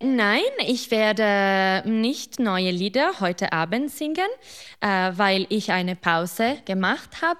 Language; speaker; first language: German; non-native, local second language; Italian